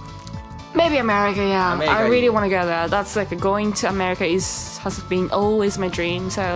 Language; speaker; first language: English; non-native, fluent; Japanese